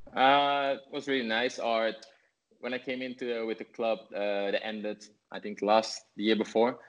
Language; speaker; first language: English; non-native, fluent; Dutch